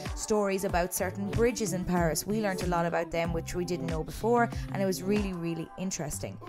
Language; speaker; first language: English; native; English